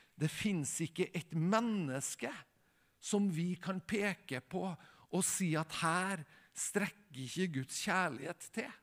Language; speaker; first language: Norwegian; native; Norwegian